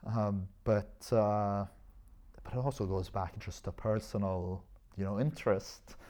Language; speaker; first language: English; non-native, fluent; Arabic